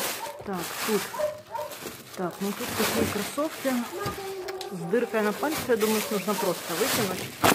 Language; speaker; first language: Russian; native; Russian